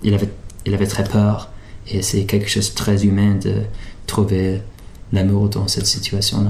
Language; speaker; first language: French; early bilingual, heritage; English